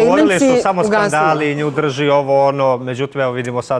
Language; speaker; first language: Serbian; native; Serbian